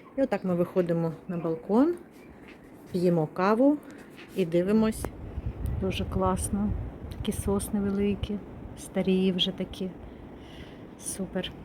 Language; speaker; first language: Ukrainian; non-native, local second language; Russian